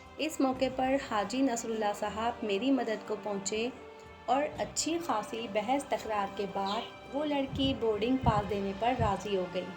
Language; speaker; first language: Urdu; non-native, local second language; Pahari-Potwari